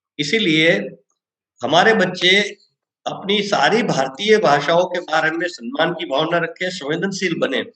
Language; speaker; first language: Hindi; non-native, local second language; Gujarati